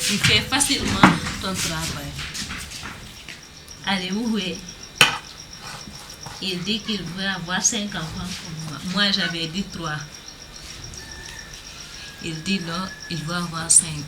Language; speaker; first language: French; non-native, learner; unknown